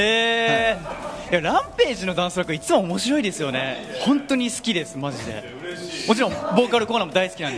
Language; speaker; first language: Japanese; native; Japanese